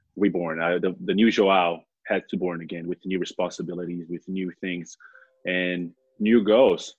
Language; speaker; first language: English; non-native, fluent; Portuguese